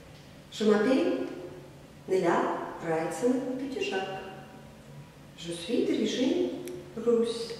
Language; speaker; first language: French; non-native, fluent; Russian